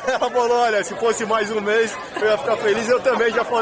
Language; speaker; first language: Portuguese; native; Portuguese